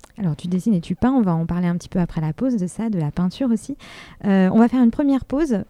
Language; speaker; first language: French; native; French